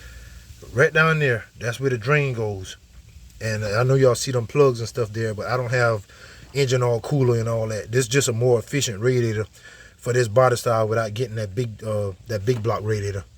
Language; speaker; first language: English; native; English